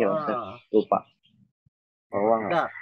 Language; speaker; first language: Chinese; non-native, learner; Indonesian